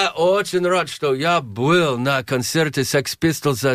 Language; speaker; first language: Russian; non-native, learner; English